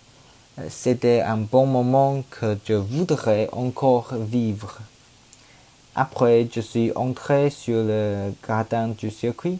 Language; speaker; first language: French; non-native, learner; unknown